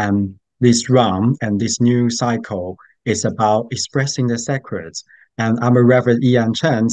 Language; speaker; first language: English; non-native, fluent; Chinese